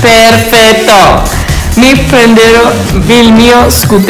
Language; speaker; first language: Italian; non-native, learner; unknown